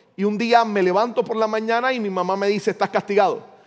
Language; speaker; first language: Spanish; native; Spanish